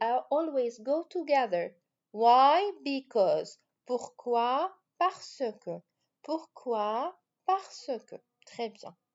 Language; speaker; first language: French; non-native, fluent; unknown